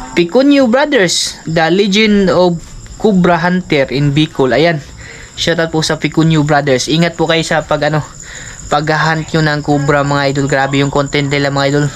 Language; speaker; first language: Filipino; non-native, local second language; Cebuano